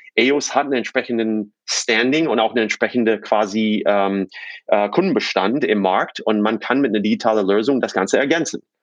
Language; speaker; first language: German; non-native, fluent; English